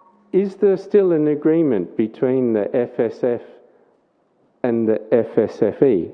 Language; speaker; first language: English; native; English